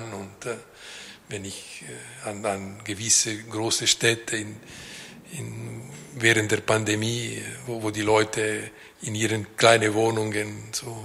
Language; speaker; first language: German; non-native, local second language; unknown